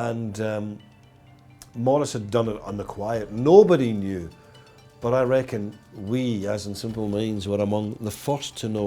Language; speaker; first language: English; native; English